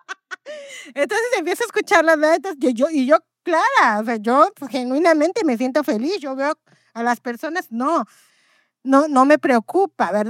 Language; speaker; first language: Spanish; native; Spanish